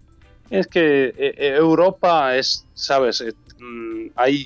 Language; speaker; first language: Spanish; non-native, learner; Italian